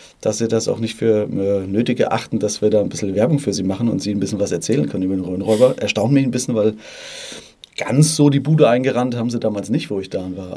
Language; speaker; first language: German; native; German